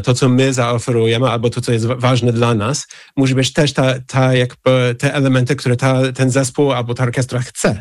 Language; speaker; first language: Polish; non-native, fluent; English